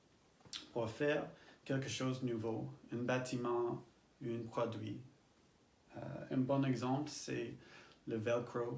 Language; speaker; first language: French; non-native, learner; English